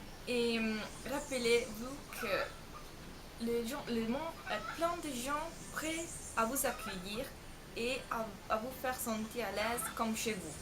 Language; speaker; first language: French; non-native, learner; Italian